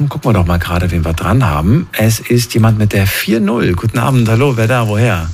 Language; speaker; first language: German; native; German